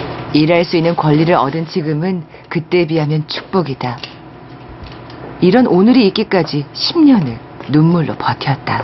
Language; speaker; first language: Korean; native; Korean